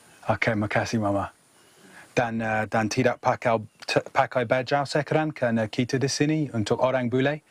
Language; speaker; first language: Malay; non-native, learner; English